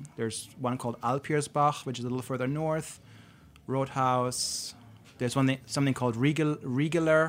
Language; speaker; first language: English; non-native, fluent; German